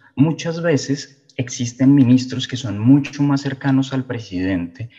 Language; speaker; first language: Spanish; native; Spanish